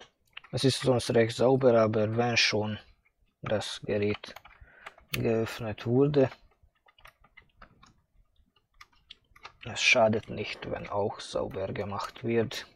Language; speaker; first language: German; non-native, fluent; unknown